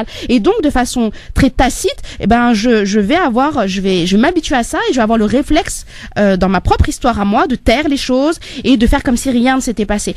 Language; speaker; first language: French; native; French